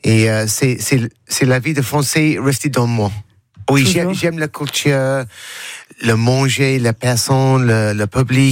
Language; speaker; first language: French; non-native, learner; English